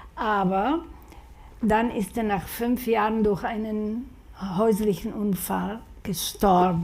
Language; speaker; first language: German; non-native, fluent; Slovak